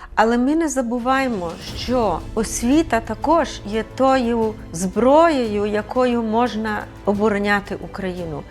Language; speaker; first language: Ukrainian; early bilingual, heritage; Ukrainian